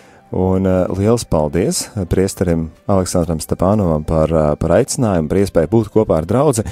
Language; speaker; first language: Latvian; native; Latvian